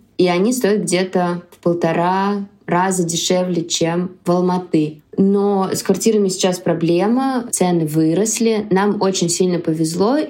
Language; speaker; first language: Russian; native; Russian